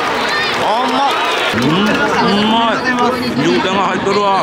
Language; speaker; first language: Japanese; native; Japanese